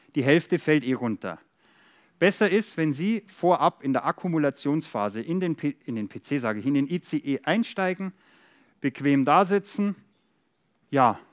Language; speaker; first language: German; native; German